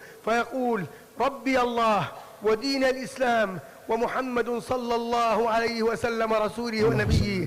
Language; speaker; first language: Arabic; native; Arabic